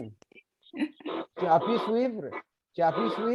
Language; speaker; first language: French; non-native, fluent; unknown